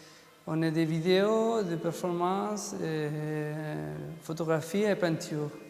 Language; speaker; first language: French; non-native, fluent; Spanish